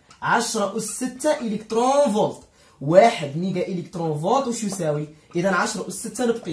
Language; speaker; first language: Arabic; native; Arabic